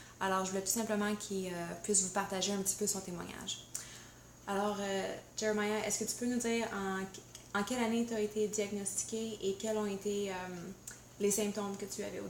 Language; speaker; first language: French; native; French